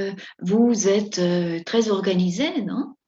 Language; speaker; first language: French; non-native, fluent; Spanish